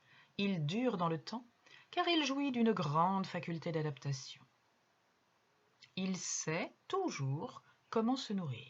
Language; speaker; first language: French; native; French